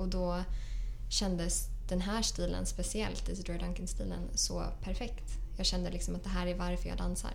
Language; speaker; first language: Swedish; native; Swedish